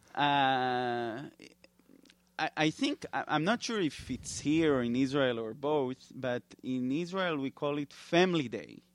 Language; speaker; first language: English; non-native, fluent; Hebrew